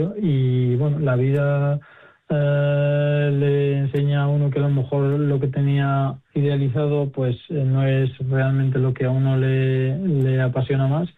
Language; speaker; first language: Spanish; native; Spanish